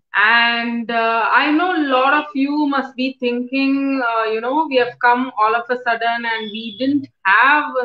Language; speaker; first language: English; non-native, local second language; Tamil